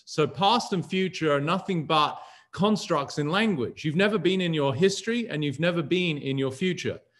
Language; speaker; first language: English; native; English